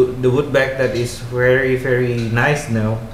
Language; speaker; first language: English; non-native, fluent; Indonesian